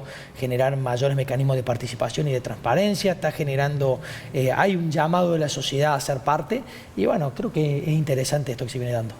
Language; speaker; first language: Spanish; native; Spanish